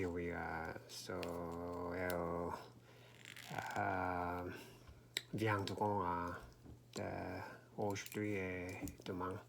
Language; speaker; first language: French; non-native, learner; Korean